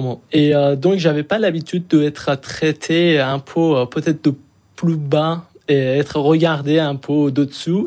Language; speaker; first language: French; non-native, fluent; Persian